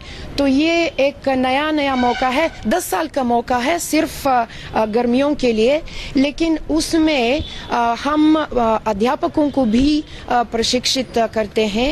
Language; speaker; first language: Hindi; non-native, fluent; Bulgarian